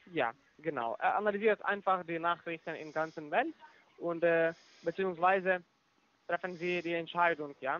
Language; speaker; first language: German; non-native, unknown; Russian